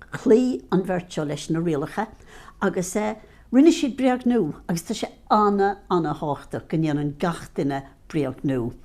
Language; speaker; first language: Irish; native; Irish